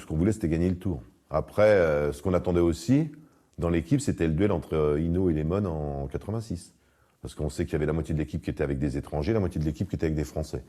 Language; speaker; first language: French; native; French